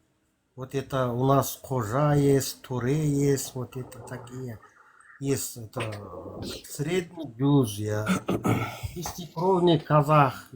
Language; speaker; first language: Russian; non-native, local second language; Kazakh